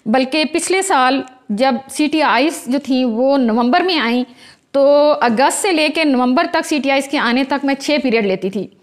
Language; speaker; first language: Urdu; non-native, local second language; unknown